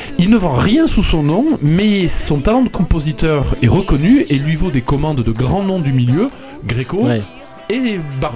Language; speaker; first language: French; native; French